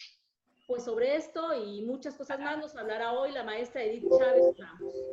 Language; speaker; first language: Spanish; native; Spanish